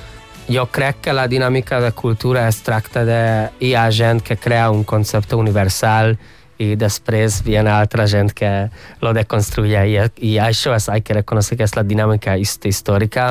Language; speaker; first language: Catalan; non-native, fluent; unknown